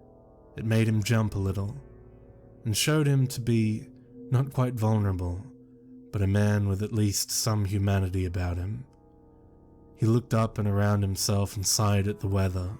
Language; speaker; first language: English; native; English